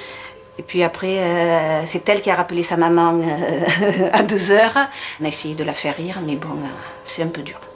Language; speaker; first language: French; native; French